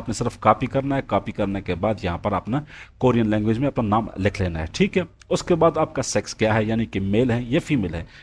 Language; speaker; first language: Urdu; non-native, local second language; Punjabi